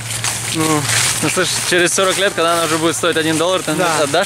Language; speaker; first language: Russian; native; Russian